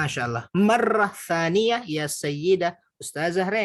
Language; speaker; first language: Arabic; non-native, fluent; Indonesian